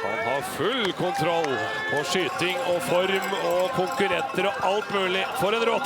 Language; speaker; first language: Norwegian; native; Norwegian